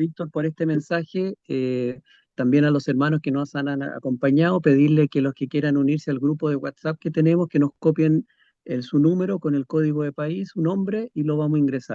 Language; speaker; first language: Spanish; native; Spanish